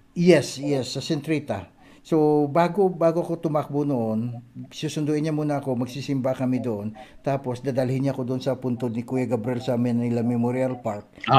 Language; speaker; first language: Filipino; non-native, local second language; Cebuano